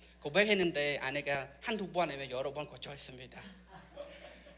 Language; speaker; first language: Korean; non-native, learner; Khmer